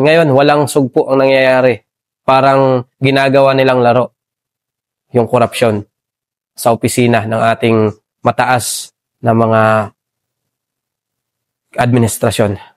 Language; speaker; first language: Filipino; native; Filipino